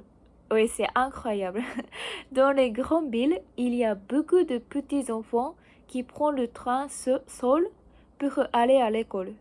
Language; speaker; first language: French; non-native, learner; Japanese